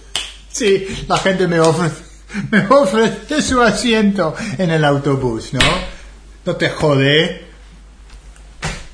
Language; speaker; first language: Spanish; non-native, fluent; English